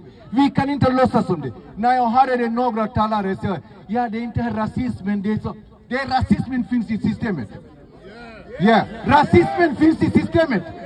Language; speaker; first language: Swedish; non-native, fluent; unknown